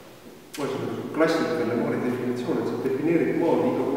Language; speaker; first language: Estonian; native; Estonian